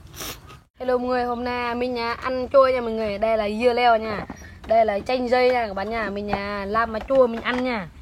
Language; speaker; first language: Vietnamese; non-native, local second language; Jarai